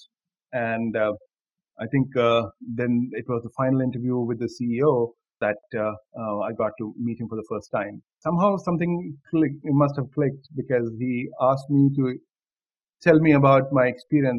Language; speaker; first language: English; non-native, local second language; Hindi